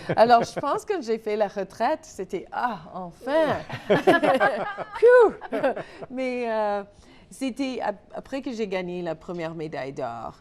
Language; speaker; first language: French; non-native, local second language; English